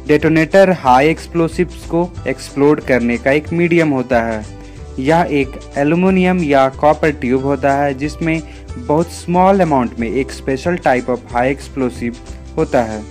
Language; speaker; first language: Hindi; native; Hindi